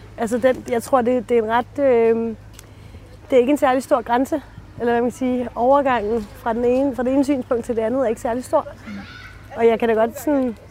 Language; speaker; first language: Danish; early bilingual, other home language; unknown